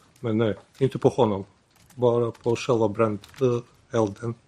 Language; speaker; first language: Swedish; non-native, learner; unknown